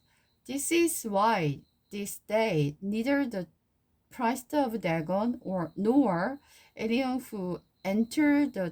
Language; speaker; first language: English; non-native, learner; Korean